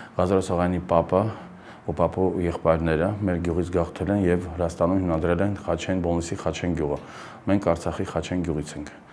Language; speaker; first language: Armenian; native; Armenian